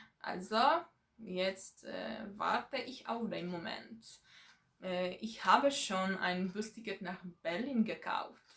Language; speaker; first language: German; non-native, learner; Polish